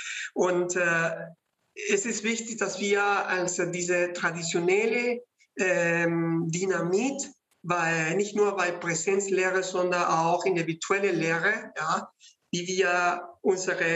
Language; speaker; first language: German; non-native, fluent; Spanish